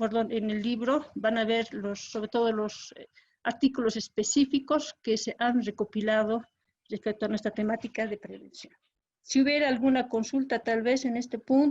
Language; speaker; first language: Spanish; native; Spanish